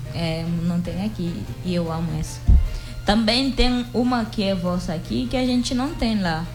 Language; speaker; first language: Portuguese; non-native, local second language; Upper Guinea Crioulo